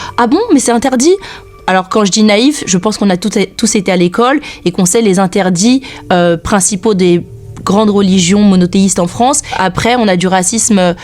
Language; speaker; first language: French; native; French